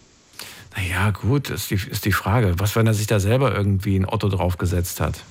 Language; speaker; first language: German; native; German